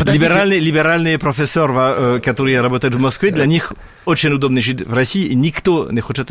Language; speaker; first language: Russian; non-native, fluent; French